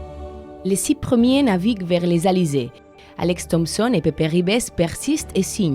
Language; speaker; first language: French; native; French